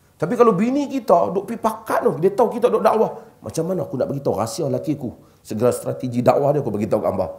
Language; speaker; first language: Malay; native; Malay